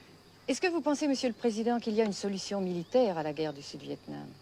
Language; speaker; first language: French; native; French